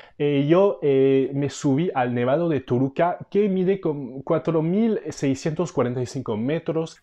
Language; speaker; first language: Spanish; non-native, fluent; French